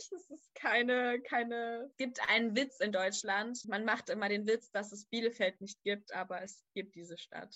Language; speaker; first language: German; native; German